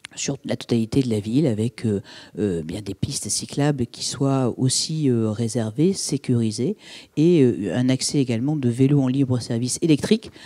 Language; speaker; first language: French; native; French